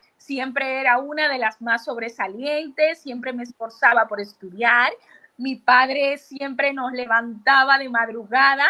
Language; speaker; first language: Spanish; native; Spanish